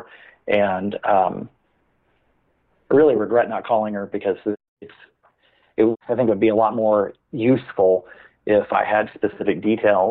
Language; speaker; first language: English; native; English